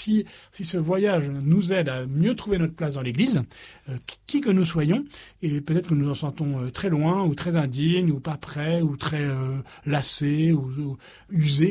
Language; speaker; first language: French; native; French